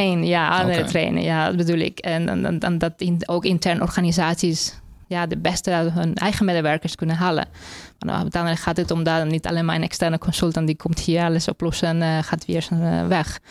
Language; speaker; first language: Dutch; non-native, fluent; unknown